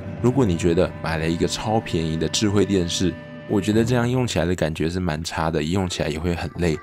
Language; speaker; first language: Chinese; native; Chinese